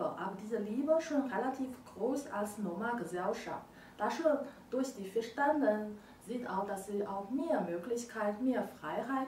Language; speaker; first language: German; non-native, learner; Chinese